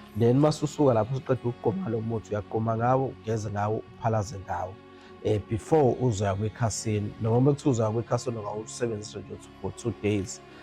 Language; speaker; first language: Zulu; native; Zulu